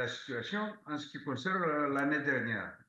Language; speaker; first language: French; non-native, fluent; Greek